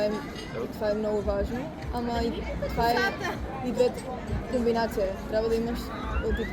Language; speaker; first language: Bulgarian; early bilingual, heritage; Bulgarian